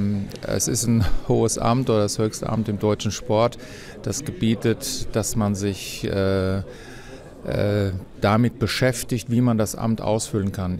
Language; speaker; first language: German; native; German